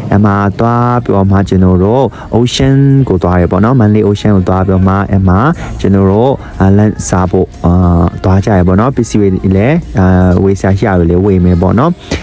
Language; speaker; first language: Burmese; non-native, local second language; Hakha Chin